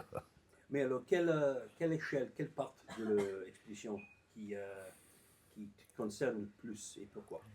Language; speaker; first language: French; non-native, learner; English